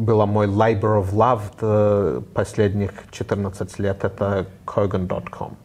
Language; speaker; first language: Russian; early bilingual, heritage; Russian